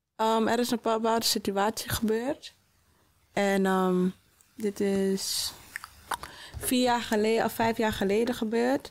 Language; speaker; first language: Dutch; native; Dutch